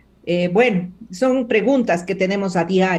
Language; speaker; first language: Spanish; native; Spanish